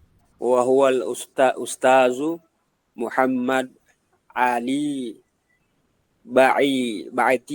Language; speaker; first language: Arabic; non-native, learner; Indonesian